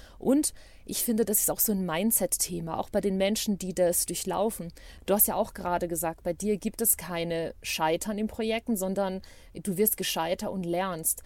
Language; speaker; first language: German; non-native, fluent; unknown